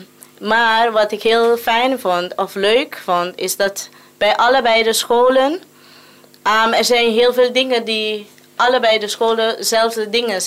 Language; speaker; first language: Dutch; non-native, local second language; Papiamento